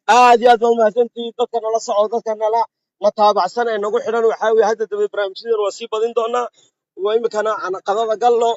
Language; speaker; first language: Somali; native; Somali